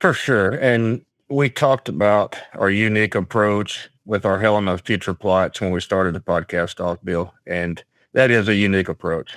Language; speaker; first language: English; native; English